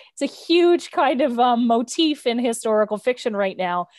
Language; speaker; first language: English; native; English